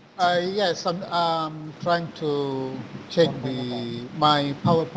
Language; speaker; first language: English; non-native, fluent; Indonesian